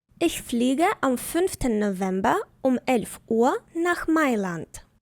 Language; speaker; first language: German; non-native, fluent; Ukrainian